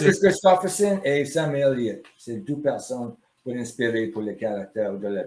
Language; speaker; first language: French; non-native, learner; English